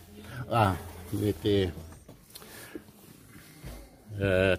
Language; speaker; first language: German; non-native, learner; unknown